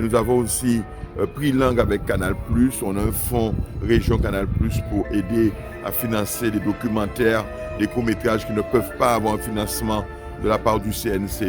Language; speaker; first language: French; native; French